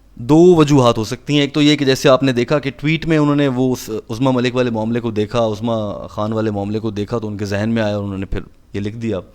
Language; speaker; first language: Urdu; native; Urdu